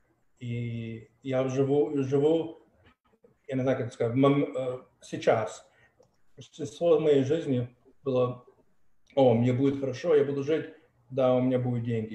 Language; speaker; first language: Russian; early bilingual, heritage; Russian